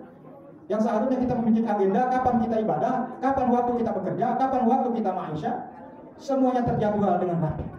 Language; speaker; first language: Indonesian; native; Indonesian